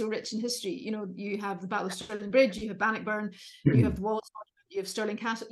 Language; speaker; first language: English; native; English